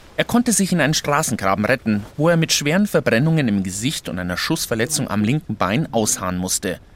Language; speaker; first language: German; native; German